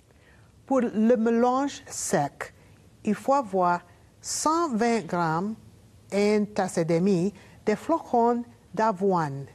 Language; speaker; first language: French; non-native, learner; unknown